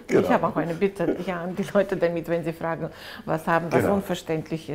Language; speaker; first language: German; non-native, fluent; Russian